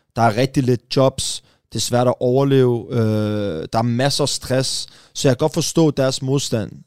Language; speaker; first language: Danish; early bilingual, other home language; Persian